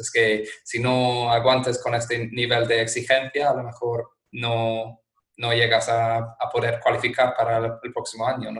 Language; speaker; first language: Spanish; non-native, fluent; English